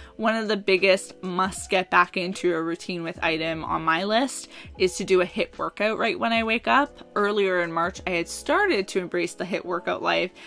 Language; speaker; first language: English; native; English